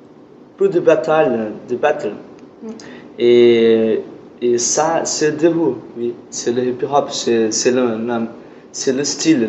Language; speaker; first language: French; non-native, learner; Portuguese